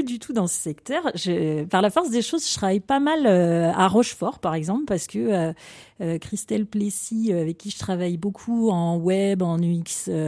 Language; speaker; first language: French; native; French